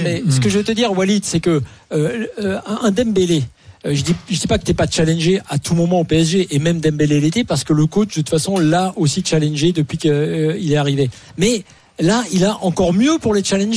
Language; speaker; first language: French; native; French